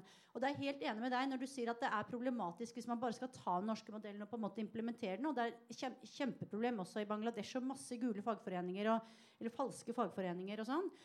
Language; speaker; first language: Norwegian; native; Norwegian